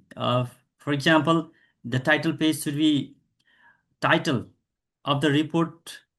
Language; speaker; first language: English; non-native, local second language; Nepali